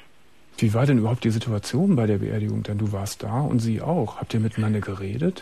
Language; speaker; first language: German; native; German